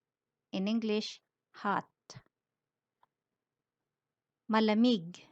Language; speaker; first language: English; non-native, local second language; Filipino